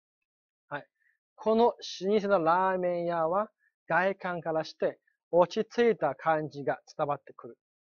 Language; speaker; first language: Japanese; non-native, fluent; Chinese